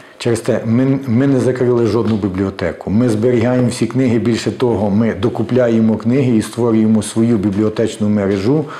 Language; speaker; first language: Ukrainian; native; Ukrainian